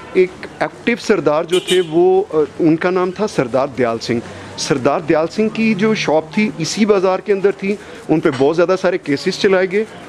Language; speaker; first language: Urdu; non-native, local second language; Punjabi